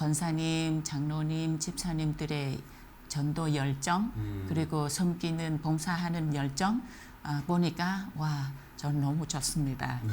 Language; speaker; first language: Korean; non-native, fluent; Vietnamese